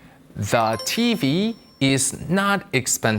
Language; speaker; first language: English; non-native, fluent; Korean